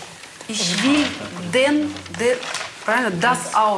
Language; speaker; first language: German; non-native, learner; Russian